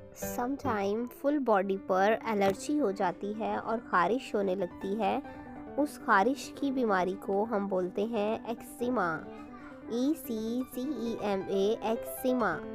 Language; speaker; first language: Urdu; native; Urdu